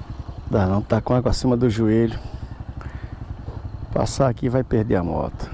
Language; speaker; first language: Portuguese; native; Portuguese